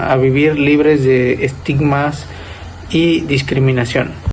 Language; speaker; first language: Spanish; native; Spanish